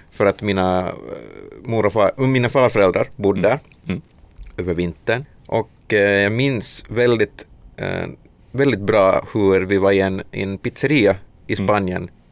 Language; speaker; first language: Swedish; native; Swedish